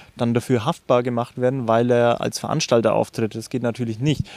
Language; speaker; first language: German; native; German